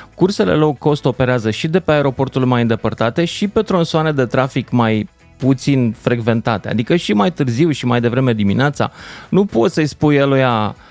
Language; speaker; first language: Romanian; native; Romanian